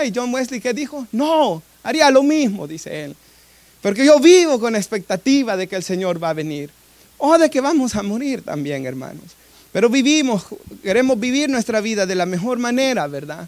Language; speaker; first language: Spanish; native; Spanish